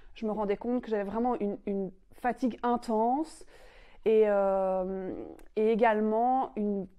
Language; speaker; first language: French; native; French